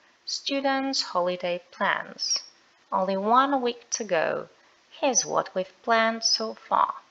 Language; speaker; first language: English; non-native, fluent; Polish